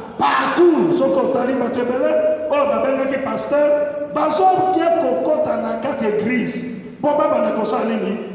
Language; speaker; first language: Lingala; non-native, fluent; Igbo